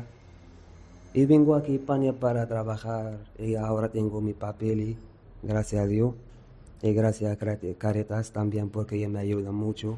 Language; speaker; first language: Spanish; non-native, learner; Arabic